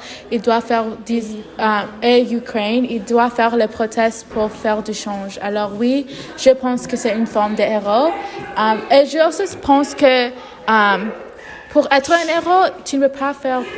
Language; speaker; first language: French; non-native, learner; English